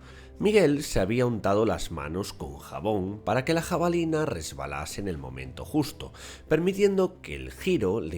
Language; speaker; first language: Spanish; native; Spanish